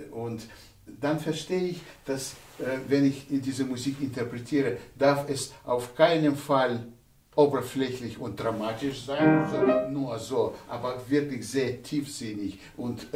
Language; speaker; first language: German; non-native, fluent; Russian